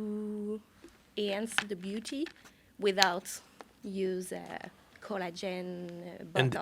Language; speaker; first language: English; non-native, learner; French